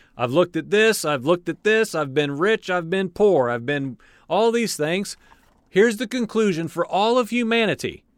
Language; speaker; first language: English; native; English